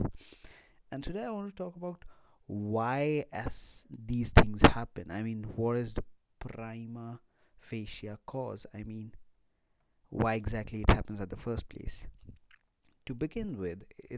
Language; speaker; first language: English; non-native, local second language; Hindi